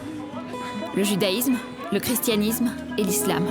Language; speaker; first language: French; native; French